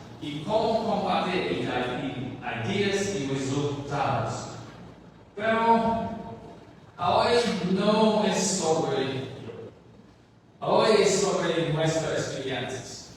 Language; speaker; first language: Spanish; non-native, learner; English